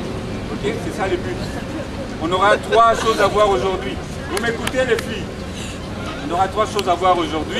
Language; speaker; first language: French; native; French